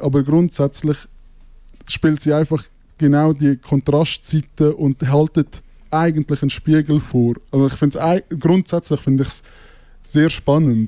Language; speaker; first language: German; native; German